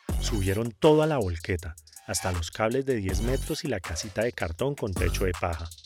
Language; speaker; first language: Spanish; native; Spanish